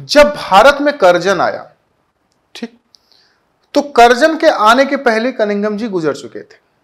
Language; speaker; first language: Hindi; native; Hindi